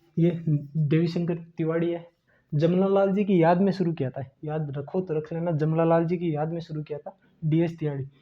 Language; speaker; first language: Hindi; native; Hindi